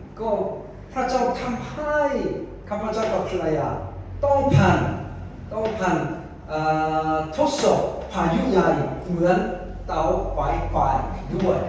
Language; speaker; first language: Thai; non-native, fluent; Korean